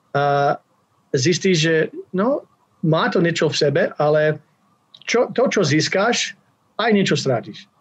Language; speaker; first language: Slovak; non-native, fluent; English